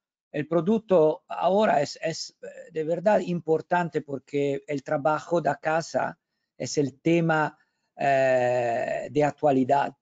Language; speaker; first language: Spanish; non-native, learner; Italian